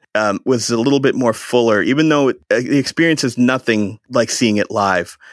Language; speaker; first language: English; native; English